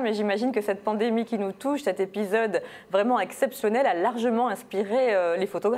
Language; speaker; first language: French; native; French